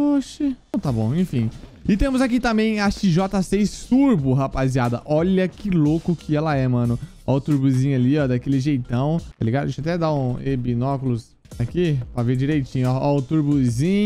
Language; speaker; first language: Portuguese; native; Portuguese